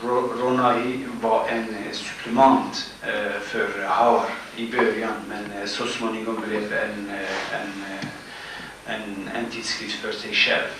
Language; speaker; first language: Swedish; non-native, fluent; Kurdish